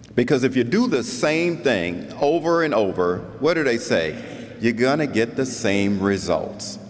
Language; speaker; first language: English; native; English